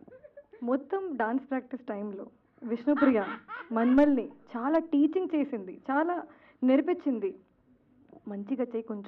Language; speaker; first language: Telugu; non-native, fluent; Hindi